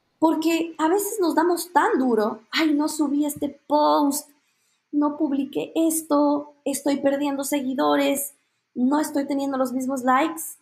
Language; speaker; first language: Spanish; native; Spanish